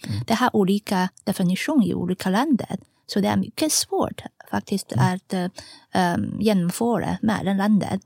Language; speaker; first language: Swedish; non-native, fluent; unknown